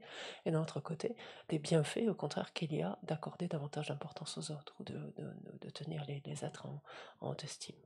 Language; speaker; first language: French; native; French